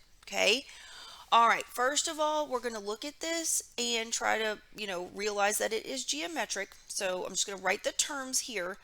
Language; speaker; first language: English; native; English